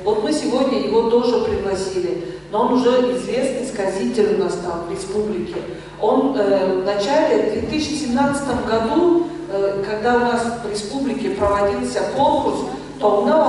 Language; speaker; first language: Russian; non-native, local second language; Tuvinian